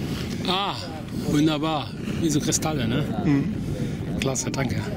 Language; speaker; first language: German; native; German